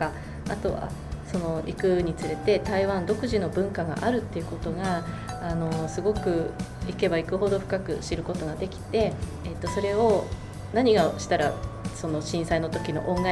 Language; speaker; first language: Japanese; native; Japanese